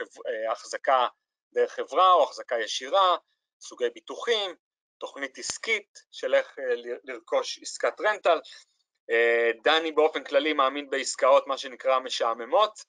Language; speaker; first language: Hebrew; native; Hebrew